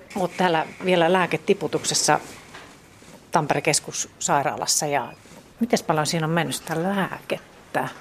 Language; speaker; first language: Finnish; native; Finnish